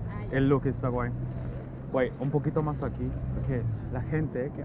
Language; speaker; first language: Spanish; non-native, fluent; English